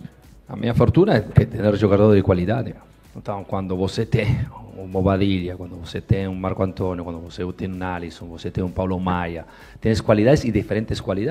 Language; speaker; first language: Portuguese; non-native, fluent; Spanish